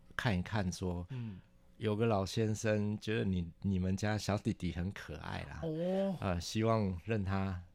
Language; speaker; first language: Chinese; native; Chinese